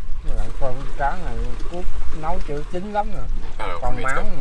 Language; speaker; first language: Vietnamese; native; Vietnamese